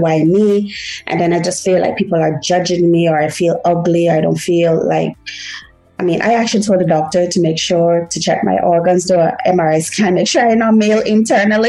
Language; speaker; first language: English; early bilingual, other home language; Haitian Creole